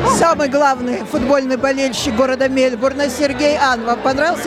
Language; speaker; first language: Russian; native; Russian